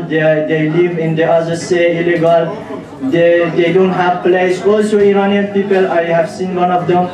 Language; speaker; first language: English; non-native, learner; Pashto